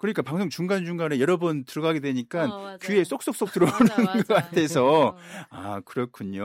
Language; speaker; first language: Korean; native; Korean